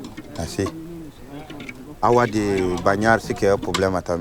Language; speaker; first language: Spanish; non-native, learner; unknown